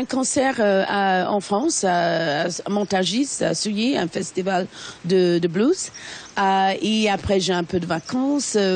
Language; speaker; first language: French; non-native, fluent; English